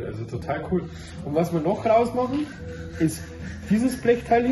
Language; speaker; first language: German; native; German